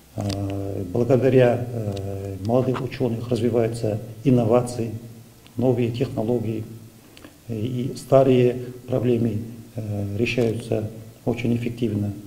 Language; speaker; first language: Russian; non-native, local second language; Kazakh